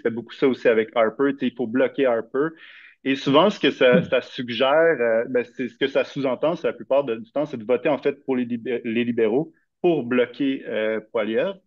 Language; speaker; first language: French; native; French